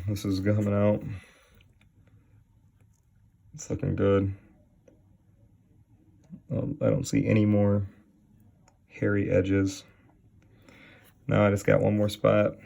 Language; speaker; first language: English; native; English